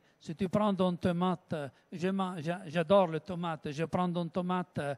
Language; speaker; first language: French; non-native, learner; Italian